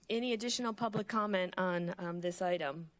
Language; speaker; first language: English; native; English